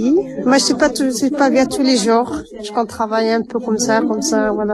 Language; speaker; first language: French; non-native, learner; Arabic